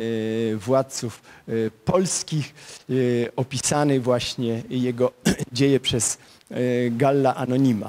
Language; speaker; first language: Polish; native; Polish